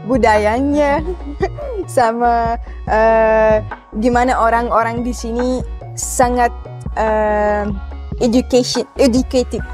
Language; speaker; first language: Indonesian; non-native, learner; Arabic